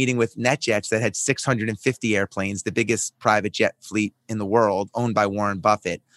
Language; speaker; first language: English; native; English